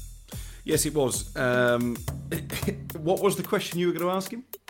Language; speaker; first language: English; native; English